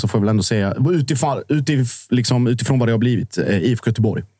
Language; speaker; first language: Swedish; native; Swedish